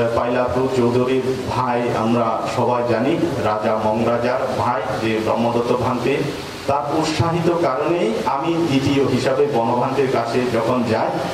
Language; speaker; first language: Bangla; non-native, local second language; Marma